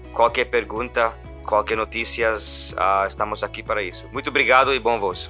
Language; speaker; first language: Portuguese; non-native, learner; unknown